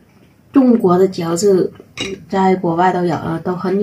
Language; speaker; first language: Chinese; non-native, learner; Vietnamese